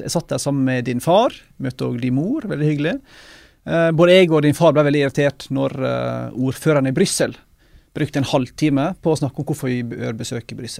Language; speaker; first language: Norwegian; native; Norwegian